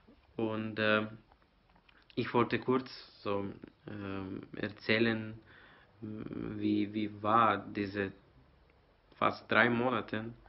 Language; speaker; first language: German; non-native, learner; Serbian